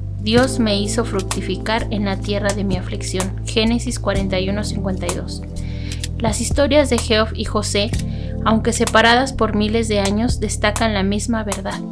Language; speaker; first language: Spanish; native; Spanish